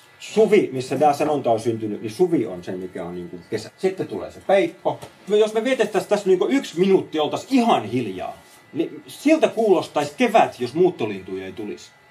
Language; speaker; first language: Finnish; native; Finnish